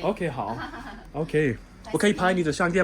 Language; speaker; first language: Chinese; non-native, learner; English